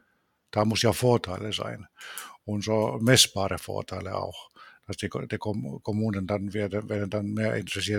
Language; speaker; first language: German; non-native, fluent; Finnish